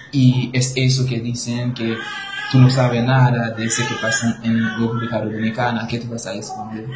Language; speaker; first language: Spanish; non-native, learner; Haitian Creole